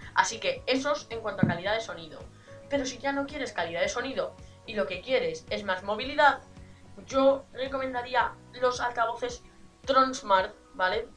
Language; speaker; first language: Spanish; native; Spanish